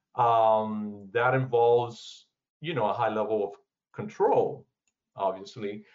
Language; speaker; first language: English; early bilingual, other home language; Spanish